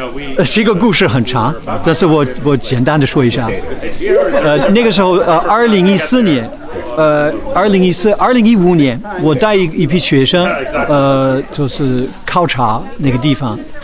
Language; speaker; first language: Chinese; non-native, fluent; English